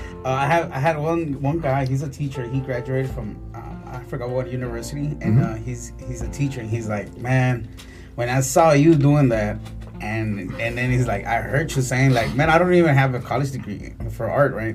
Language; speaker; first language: English; early bilingual, other home language; Spanish